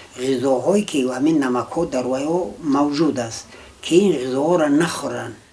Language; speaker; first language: Tajik; non-native, local second language; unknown